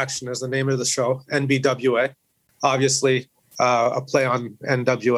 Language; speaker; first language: English; native; English